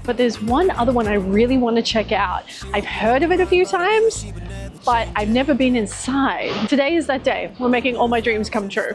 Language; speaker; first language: English; native; English